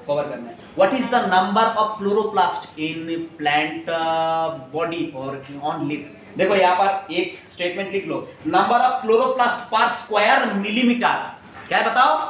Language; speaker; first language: Hindi; non-native, local second language; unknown